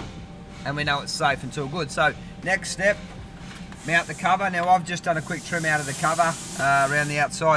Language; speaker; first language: English; native; English